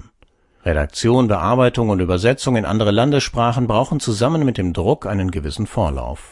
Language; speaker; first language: German; native; German